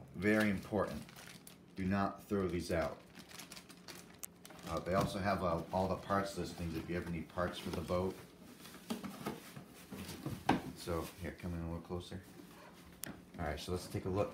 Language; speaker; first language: English; native; English